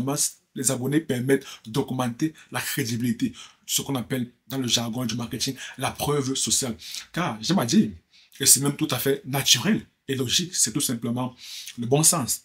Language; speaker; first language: French; native; French